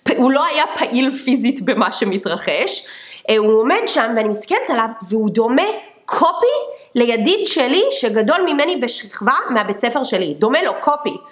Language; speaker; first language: Hebrew; non-native, fluent; English